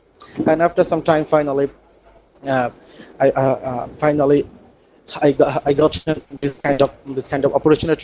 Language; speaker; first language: English; non-native, learner; Bangla